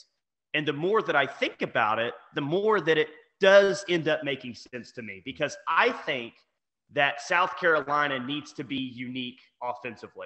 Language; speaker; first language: English; native; English